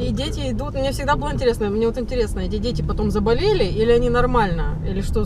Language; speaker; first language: Russian; native; Russian